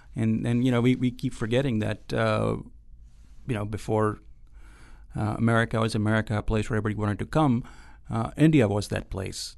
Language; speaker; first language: English; non-native, local second language; Gujarati